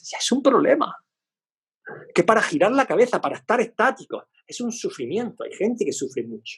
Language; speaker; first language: Spanish; native; Spanish